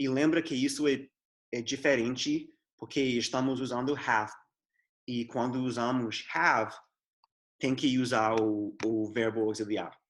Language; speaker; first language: Portuguese; non-native, fluent; English